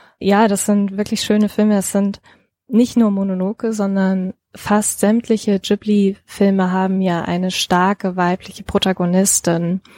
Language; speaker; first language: German; early bilingual, other home language; Japanese